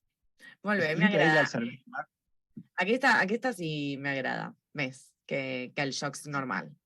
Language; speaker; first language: Catalan; non-native, local second language; Spanish